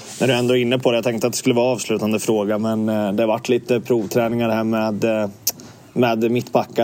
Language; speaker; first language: Swedish; native; Swedish